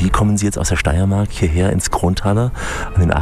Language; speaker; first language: German; native; German